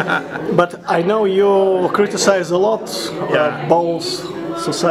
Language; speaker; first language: English; non-native, learner; Russian